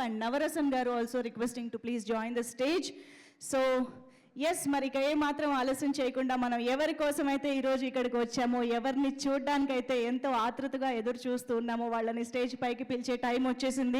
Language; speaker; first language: Telugu; native; Telugu